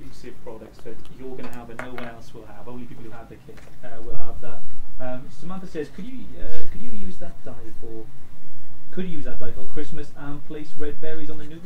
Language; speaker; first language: English; native; English